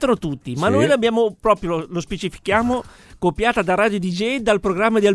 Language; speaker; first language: Italian; native; Italian